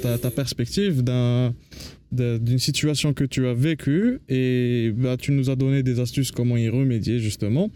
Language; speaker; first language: French; non-native, local second language; Arabic